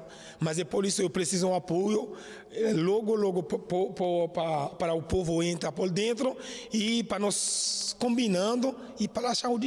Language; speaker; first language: Portuguese; non-native, learner; Haitian Creole